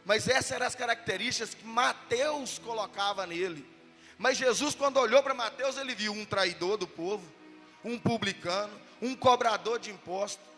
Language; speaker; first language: Portuguese; native; Portuguese